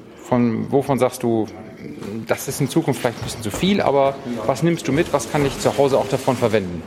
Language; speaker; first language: German; native; German